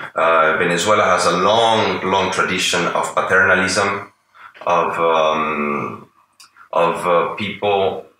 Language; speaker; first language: English; non-native, fluent; Spanish